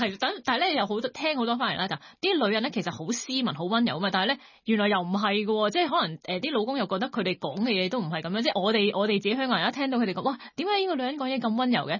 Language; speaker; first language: Cantonese; native; Cantonese